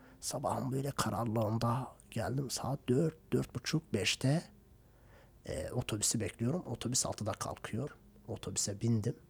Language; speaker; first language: Turkish; non-native, local second language; Kurdish